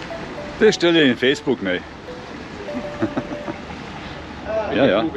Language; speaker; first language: German; native; German